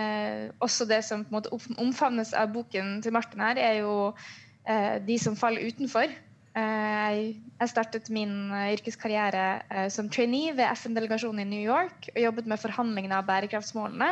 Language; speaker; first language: Norwegian; native; Norwegian